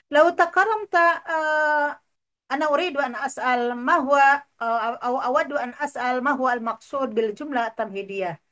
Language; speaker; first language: Arabic; non-native, fluent; Indonesian